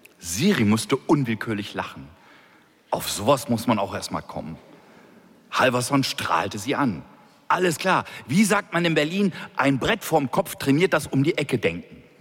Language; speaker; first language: German; native; German